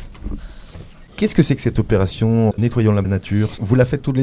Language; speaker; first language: French; native; French